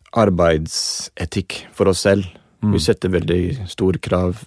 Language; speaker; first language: Norwegian; non-native, fluent; English